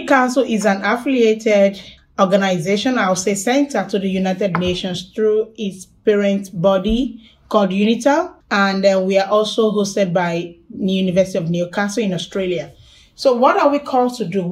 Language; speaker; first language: English; non-native, local second language; Yoruba